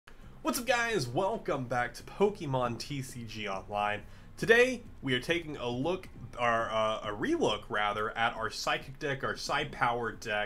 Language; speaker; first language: English; native; English